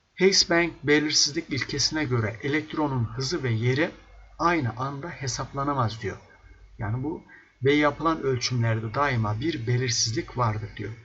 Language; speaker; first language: Turkish; native; Turkish